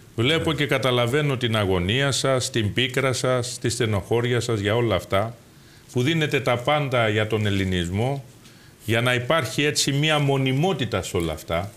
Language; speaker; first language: Greek; native; Greek